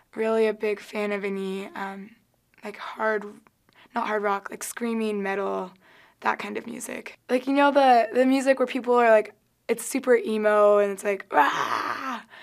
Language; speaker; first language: English; native; English